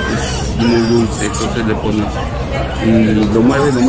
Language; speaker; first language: Spanish; native; Spanish